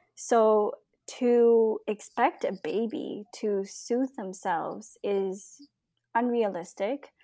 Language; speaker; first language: English; non-native, local second language; Filipino